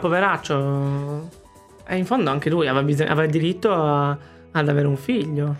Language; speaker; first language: Italian; native; Italian